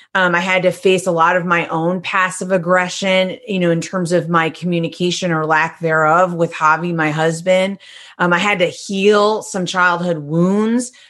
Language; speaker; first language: English; native; English